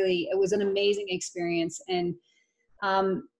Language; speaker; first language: English; native; English